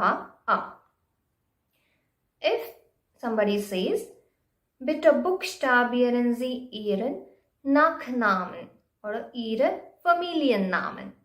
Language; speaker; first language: German; non-native, fluent; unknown